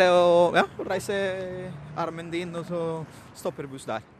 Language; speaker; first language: Norwegian; non-native, fluent; Spanish